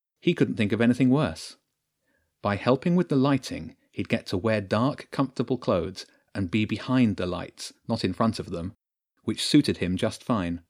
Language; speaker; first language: English; native; English